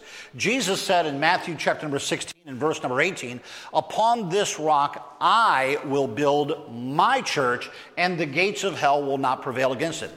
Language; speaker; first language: English; native; English